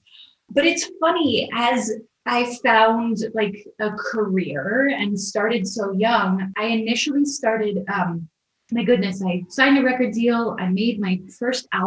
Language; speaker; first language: English; native; English